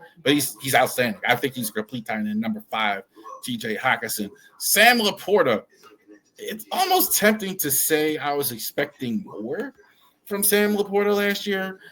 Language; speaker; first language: English; native; English